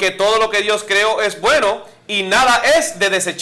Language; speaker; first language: Spanish; native; Spanish